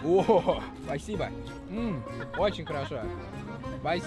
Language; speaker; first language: Russian; early bilingual, other home language; English